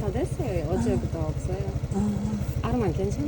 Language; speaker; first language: Korean; non-native, learner; Kazakh